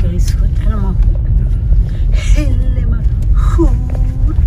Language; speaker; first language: Dutch; non-native, fluent; Indonesian